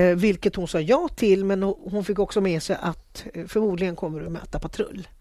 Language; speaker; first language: Swedish; early bilingual, other home language; Spanish